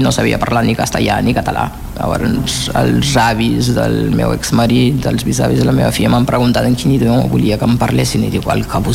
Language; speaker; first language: Catalan; non-native, fluent; Kabuverdianu